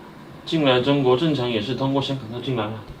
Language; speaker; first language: Chinese; native; Chinese